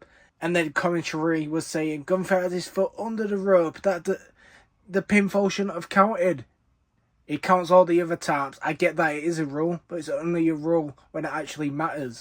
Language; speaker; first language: English; native; English